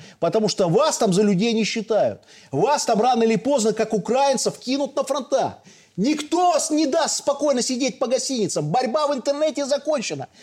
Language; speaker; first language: Russian; native; Russian